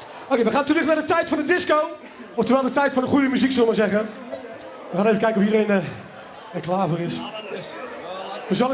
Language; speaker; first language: Dutch; native; Dutch